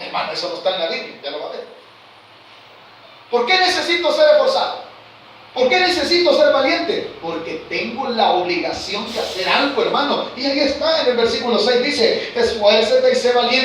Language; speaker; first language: Spanish; native; Spanish